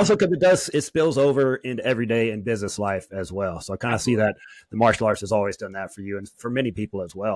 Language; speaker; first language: English; native; English